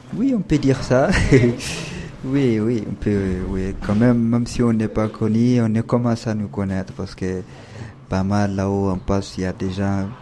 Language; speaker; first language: French; non-native, local second language; Tamasheq